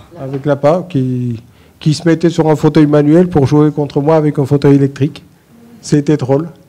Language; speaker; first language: French; non-native, fluent; Armenian